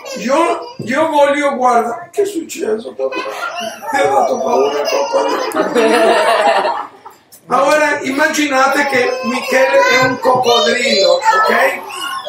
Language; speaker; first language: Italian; non-native, learner; Spanish